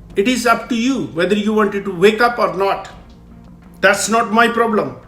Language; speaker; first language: English; non-native, local second language; Punjabi